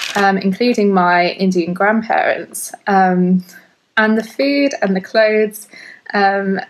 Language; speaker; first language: English; early bilingual, other home language; Hindi